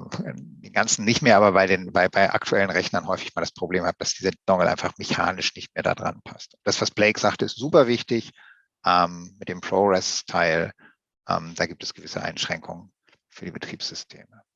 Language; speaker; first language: German; native; German